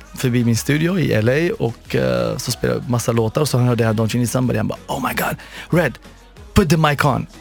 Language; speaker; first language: Swedish; non-native, fluent; Arabic